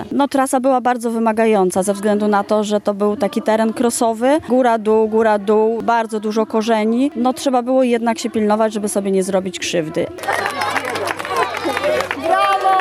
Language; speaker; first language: Polish; native; Polish